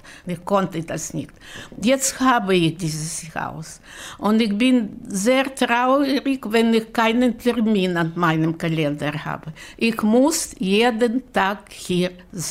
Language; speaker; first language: German; non-native, learner; Russian